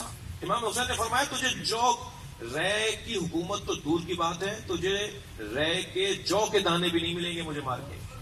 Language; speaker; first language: Urdu; native; Urdu